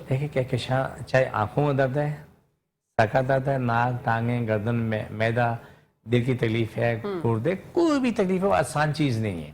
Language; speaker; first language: Urdu; non-native, local second language; Punjabi